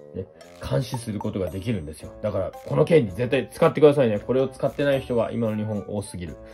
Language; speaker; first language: Japanese; native; Japanese